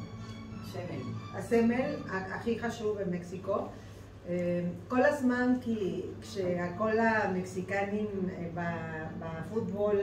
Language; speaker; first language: Hebrew; non-native, learner; Spanish